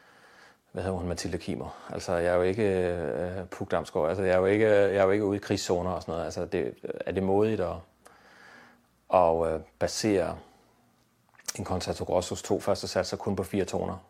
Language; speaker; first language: Danish; native; Danish